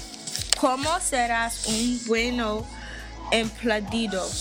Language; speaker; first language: Spanish; non-native, learner; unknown